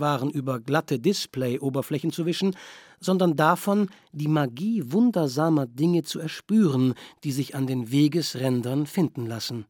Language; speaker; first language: German; native; German